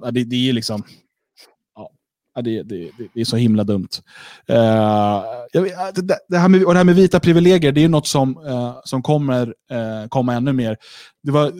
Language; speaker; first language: Swedish; native; Swedish